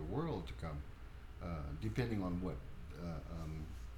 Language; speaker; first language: English; native; English